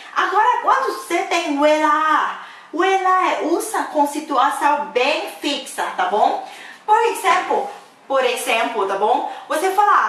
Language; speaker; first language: Portuguese; non-native, fluent; Thai